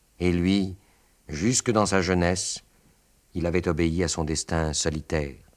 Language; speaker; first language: French; native; French